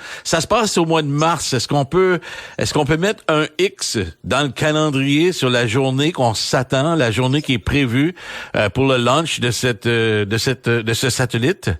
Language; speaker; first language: French; native; French